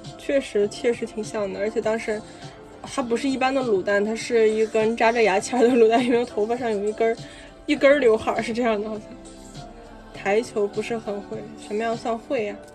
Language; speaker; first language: Chinese; native; Chinese